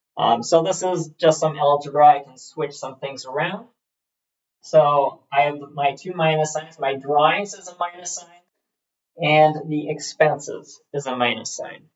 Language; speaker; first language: English; native; English